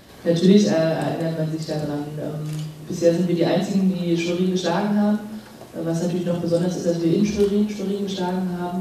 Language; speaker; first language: German; native; German